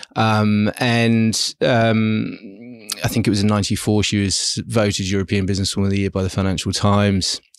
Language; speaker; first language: English; early bilingual, other home language; German